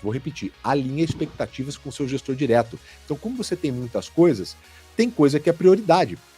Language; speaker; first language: Portuguese; native; Portuguese